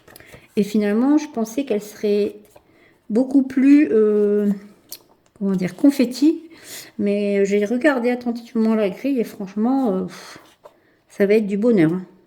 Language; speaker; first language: French; native; French